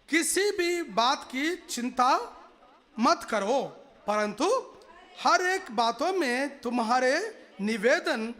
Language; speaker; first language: Hindi; non-native, local second language; Telugu